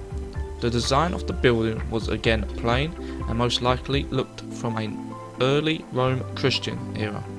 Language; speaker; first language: English; non-native, fluent; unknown